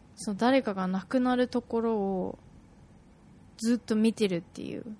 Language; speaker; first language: Japanese; early bilingual, heritage; Japanese